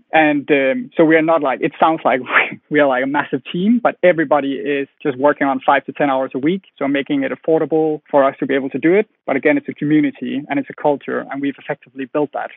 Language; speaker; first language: English; non-native, fluent; Danish